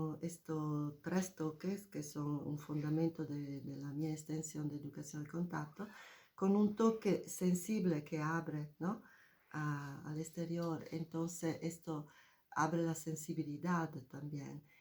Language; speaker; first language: Spanish; non-native, fluent; Italian